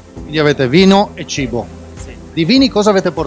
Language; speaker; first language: Italian; native; Italian